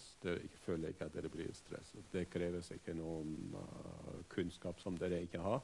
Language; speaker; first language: Norwegian; non-native, fluent; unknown